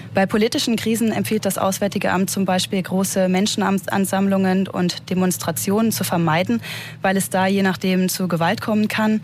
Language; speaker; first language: German; native; German